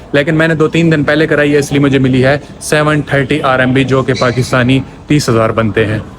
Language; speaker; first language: Urdu; non-native, local second language; Punjabi